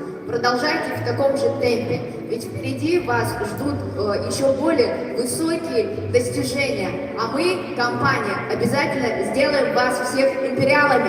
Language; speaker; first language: Russian; native; Russian